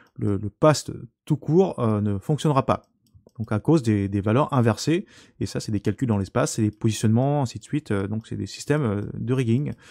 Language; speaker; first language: French; native; French